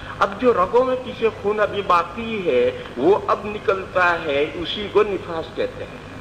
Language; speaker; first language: Urdu; non-native, local second language; Gujarati